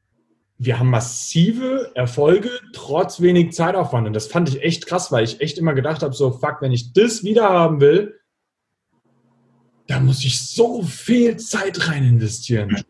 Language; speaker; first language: German; native; German